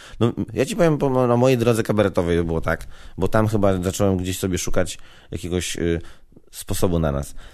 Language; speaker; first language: Polish; native; Polish